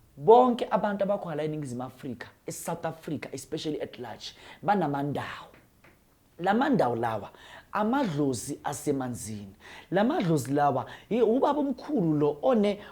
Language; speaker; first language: Zulu; non-native, local second language; Northern Sotho